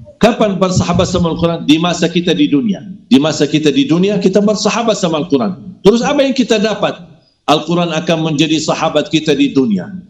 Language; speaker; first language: Malay; non-native, fluent; Arabic